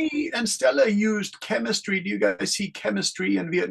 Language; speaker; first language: English; native; English